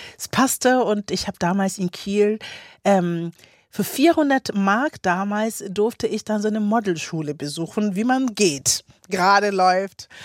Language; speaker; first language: German; early bilingual, other home language; Akan